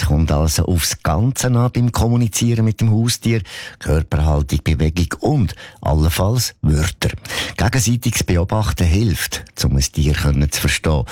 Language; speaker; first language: German; native; German